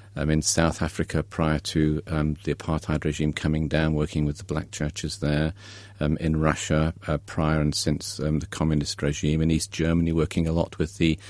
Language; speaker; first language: English; native; English